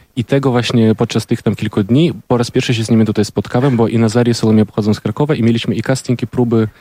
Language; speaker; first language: Polish; non-native, fluent; Ukrainian